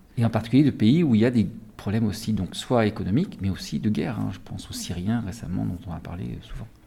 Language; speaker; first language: French; native; French